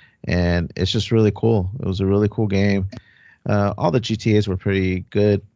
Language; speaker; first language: English; native; English